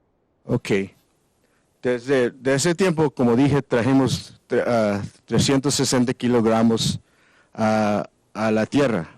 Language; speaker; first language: Spanish; non-native, learner; English